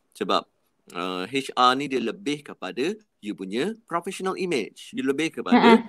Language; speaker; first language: Malay; native; Malay